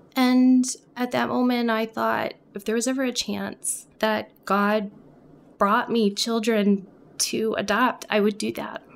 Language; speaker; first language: English; non-native, local second language; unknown